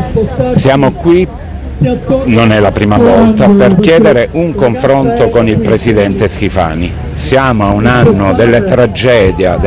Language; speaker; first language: Italian; native; Italian